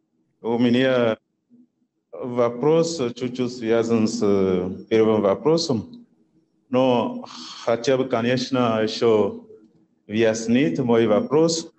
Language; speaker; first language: Russian; non-native, fluent; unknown